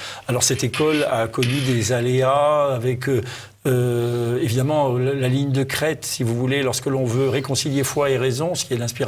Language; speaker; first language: French; native; French